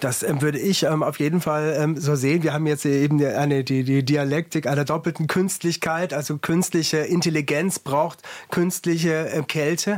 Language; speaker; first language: German; native; German